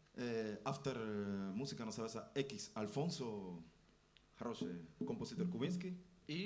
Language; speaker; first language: Russian; non-native, learner; Spanish